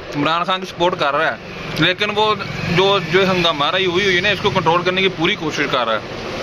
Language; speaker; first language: Urdu; non-native, local second language; Punjabi